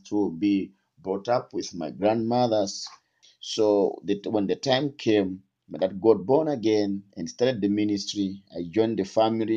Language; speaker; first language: English; non-native, local second language; Tumbuka